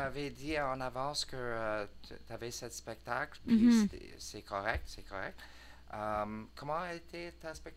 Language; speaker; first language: French; non-native, learner; English